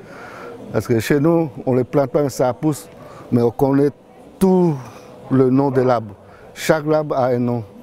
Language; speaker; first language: French; non-native, local second language; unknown